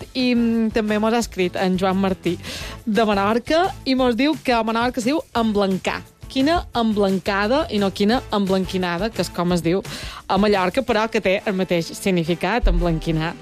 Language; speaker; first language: Catalan; native; Catalan